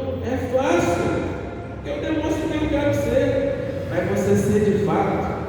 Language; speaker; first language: Portuguese; native; Portuguese